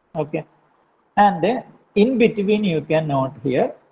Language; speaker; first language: English; non-native, local second language; Malayalam